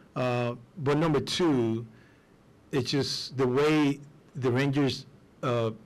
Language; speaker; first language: English; non-native, fluent; Spanish